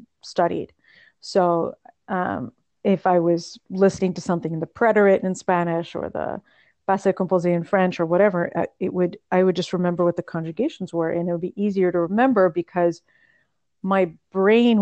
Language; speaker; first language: English; early bilingual, other home language; Russian